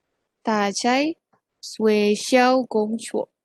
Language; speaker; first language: Chinese; non-native, learner; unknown